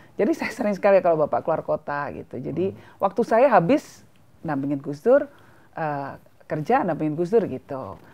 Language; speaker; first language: Indonesian; native; Indonesian